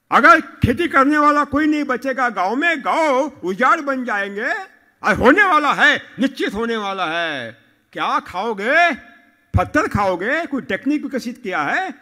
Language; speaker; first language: Hindi; non-native, local second language; Marathi